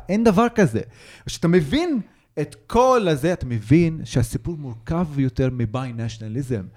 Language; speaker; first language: Hebrew; non-native, local second language; Arabic